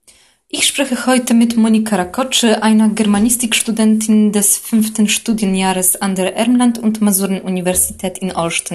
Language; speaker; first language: German; non-native, fluent; Polish